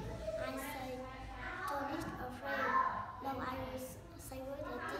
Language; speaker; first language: English; non-native, learner; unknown